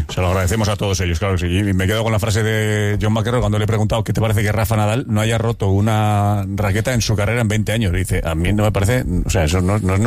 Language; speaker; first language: Spanish; native; Spanish